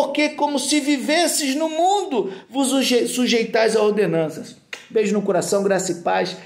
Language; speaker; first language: Portuguese; native; Portuguese